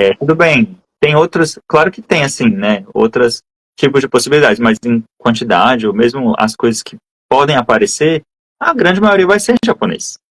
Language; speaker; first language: Portuguese; native; Portuguese